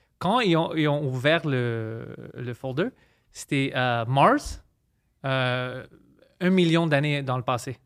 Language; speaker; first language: French; early bilingual, other home language; Greek